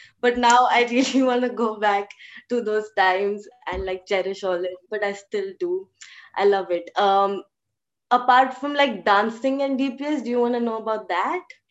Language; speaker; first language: English; early bilingual, other home language; Hindi